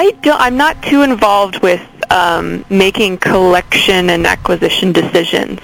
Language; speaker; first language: English; native; English